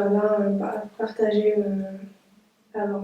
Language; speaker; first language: French; native; French